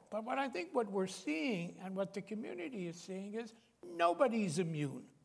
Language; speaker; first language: English; native; English